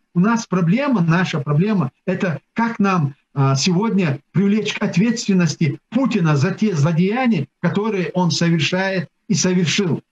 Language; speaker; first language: Russian; non-native, local second language; Chechen